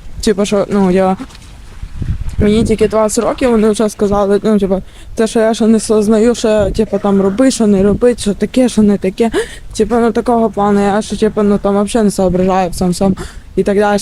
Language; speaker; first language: Ukrainian; native; Ukrainian